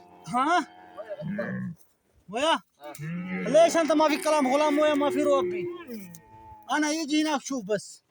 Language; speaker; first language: Arabic; non-native, learner; Saraiki